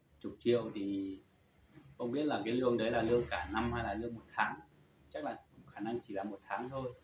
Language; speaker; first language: Vietnamese; non-native, local second language; Hmong